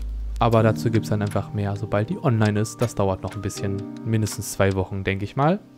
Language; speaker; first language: German; native; German